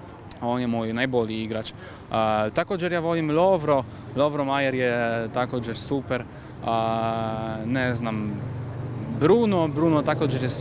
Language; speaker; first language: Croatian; non-native, learner; Polish